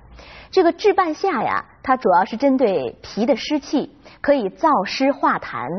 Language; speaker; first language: Chinese; native; Chinese